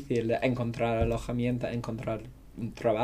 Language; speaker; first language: Spanish; non-native, learner; English